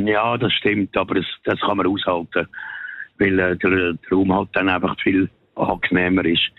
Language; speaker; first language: German; native; German